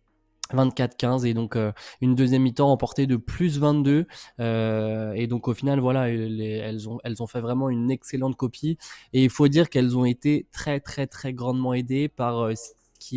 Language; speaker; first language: French; native; French